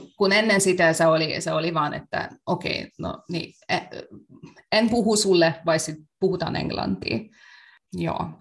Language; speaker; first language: Finnish; non-native, fluent; Hungarian